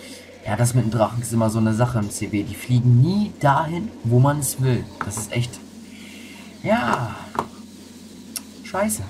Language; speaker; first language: German; native; German